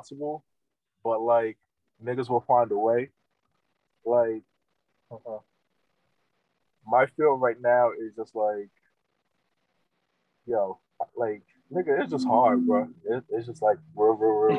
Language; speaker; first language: English; non-native, fluent; Haitian Creole